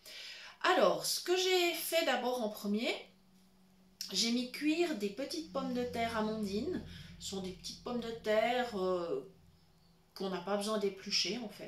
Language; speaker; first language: French; native; French